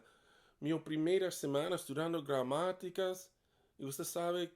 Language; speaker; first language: Portuguese; non-native, learner; English